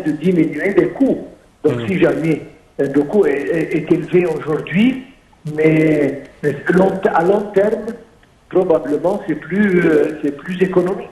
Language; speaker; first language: French; non-native, fluent; Arabic